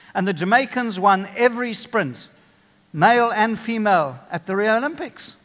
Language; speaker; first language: English; native; English